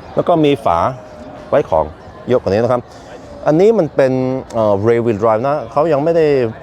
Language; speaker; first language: Thai; non-native, fluent; Norwegian